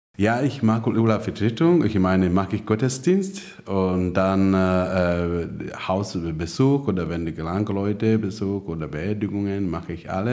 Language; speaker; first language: German; non-native, fluent; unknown